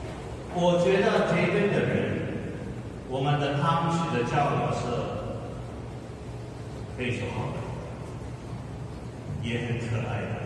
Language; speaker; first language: Chinese; non-native, fluent; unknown